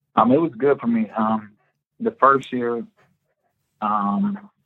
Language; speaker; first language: English; native; English